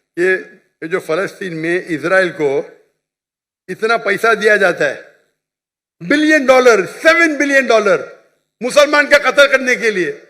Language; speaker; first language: Urdu; non-native, local second language; Konkani